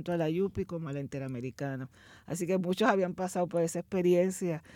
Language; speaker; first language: Spanish; native; Spanish